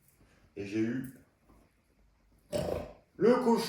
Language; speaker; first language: French; native; French